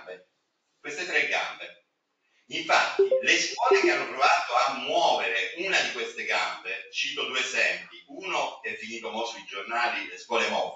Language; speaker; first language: Italian; native; Italian